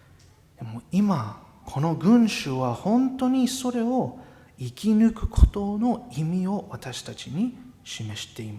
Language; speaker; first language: Japanese; non-native, fluent; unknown